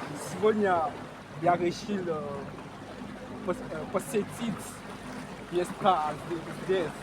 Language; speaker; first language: Russian; non-native, learner; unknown